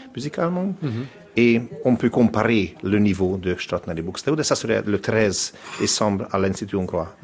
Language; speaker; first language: French; non-native, learner; Hungarian